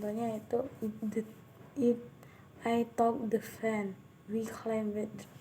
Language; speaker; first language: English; non-native, learner; Indonesian